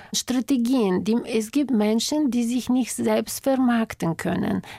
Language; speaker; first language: German; non-native, fluent; Bulgarian